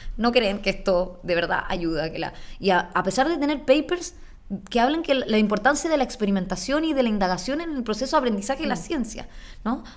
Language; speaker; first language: Spanish; native; Spanish